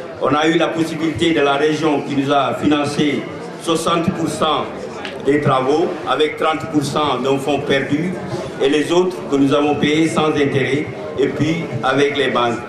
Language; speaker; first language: French; non-native, local second language; Wolof